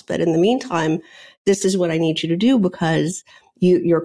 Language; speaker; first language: English; native; English